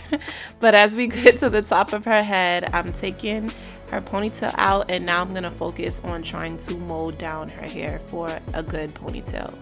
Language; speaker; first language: English; native; English